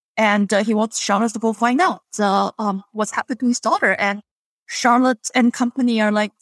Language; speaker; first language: English; non-native, fluent; Chinese